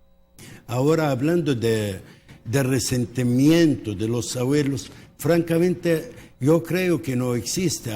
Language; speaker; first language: Spanish; non-native, local second language; Arabic